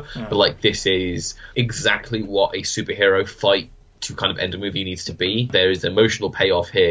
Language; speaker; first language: English; native; English